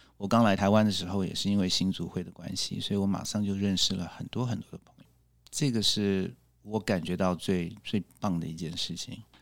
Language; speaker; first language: Chinese; native; Chinese